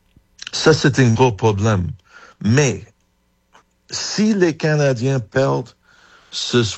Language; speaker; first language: French; non-native, learner; English